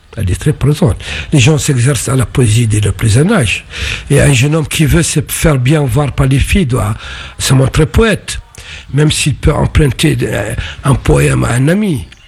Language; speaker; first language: French; non-native, local second language; Arabic